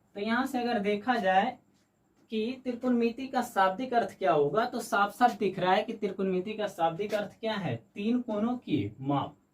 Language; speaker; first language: Hindi; native; Hindi